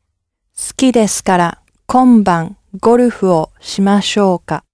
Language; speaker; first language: Japanese; non-native, learner; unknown